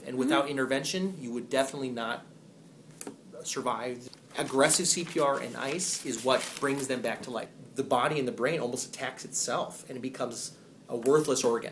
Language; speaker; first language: English; native; English